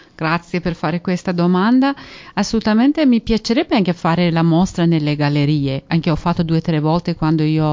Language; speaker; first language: Italian; non-native, fluent; Persian